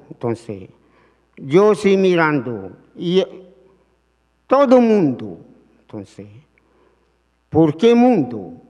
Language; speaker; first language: Spanish; non-native, learner; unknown